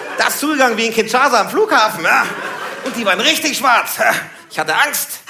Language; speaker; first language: German; early bilingual, other home language; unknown